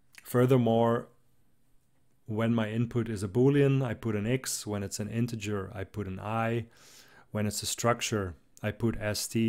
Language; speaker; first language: English; non-native, fluent; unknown